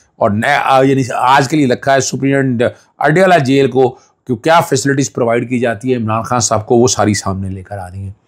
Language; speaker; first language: Urdu; non-native, local second language; Punjabi